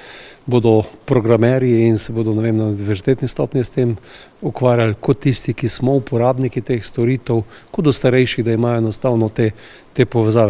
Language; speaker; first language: Slovenian; native; Slovenian